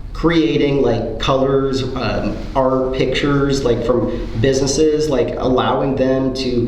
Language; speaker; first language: English; native; English